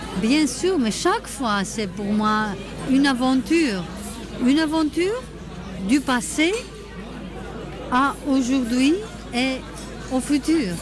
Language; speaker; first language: French; non-native, fluent; Greek